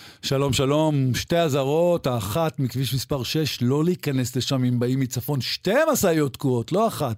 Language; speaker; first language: Hebrew; native; Hebrew